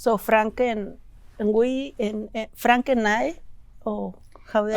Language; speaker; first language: English; non-native, learner; Spanish